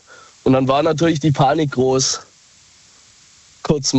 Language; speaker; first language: German; native; German